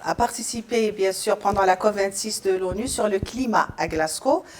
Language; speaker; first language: French; non-native, local second language; Arabic